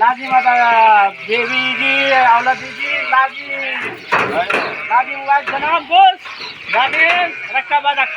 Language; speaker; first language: Arabic; non-native, learner; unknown